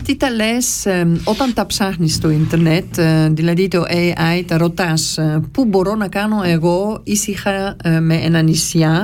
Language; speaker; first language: Greek; non-native, learner; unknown